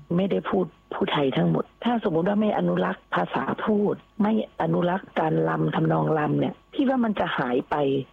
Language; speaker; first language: Thai; non-native, local second language; Northeastern Thai